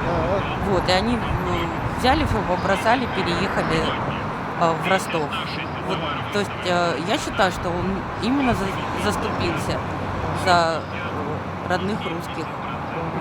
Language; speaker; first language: Russian; native; Russian